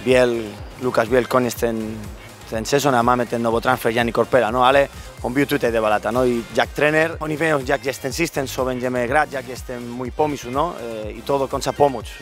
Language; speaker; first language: Polish; non-native, learner; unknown